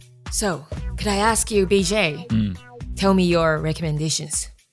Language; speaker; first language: English; non-native, fluent; Japanese